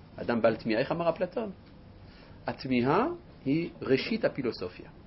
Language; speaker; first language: Hebrew; non-native, fluent; French